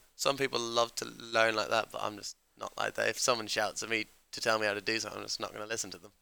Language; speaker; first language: English; native; English